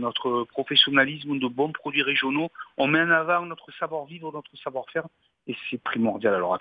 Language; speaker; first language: French; native; French